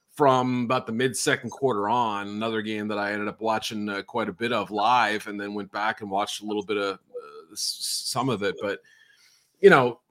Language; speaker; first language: English; native; English